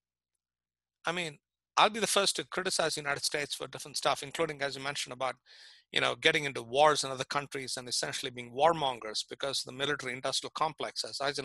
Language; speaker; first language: English; non-native, local second language; Tamil